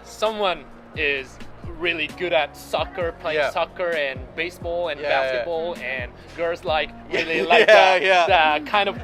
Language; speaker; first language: English; non-native, fluent; Japanese